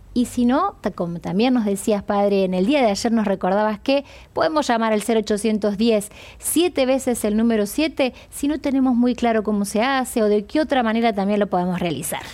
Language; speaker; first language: Spanish; native; Spanish